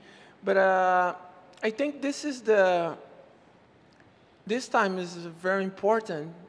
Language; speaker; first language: English; non-native, learner; Portuguese